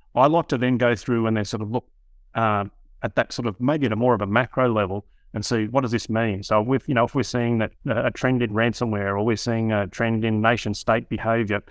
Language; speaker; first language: English; native; English